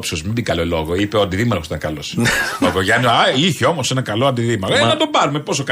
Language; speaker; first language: Greek; native; Greek